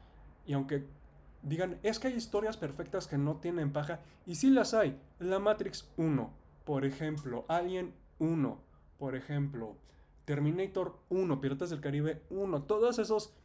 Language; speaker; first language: Spanish; native; Spanish